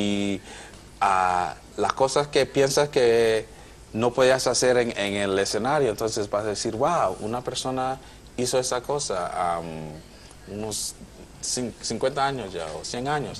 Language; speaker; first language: Spanish; non-native, fluent; English